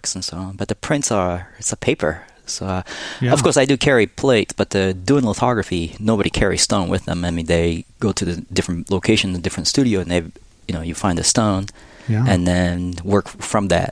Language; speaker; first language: English; non-native, fluent; Japanese